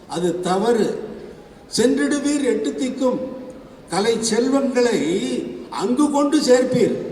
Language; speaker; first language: Tamil; native; Tamil